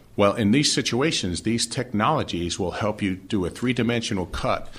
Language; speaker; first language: English; native; English